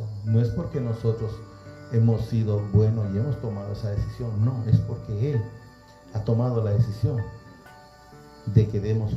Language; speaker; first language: Spanish; native; Spanish